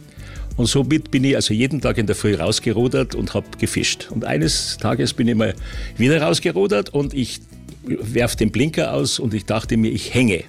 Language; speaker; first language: German; native; German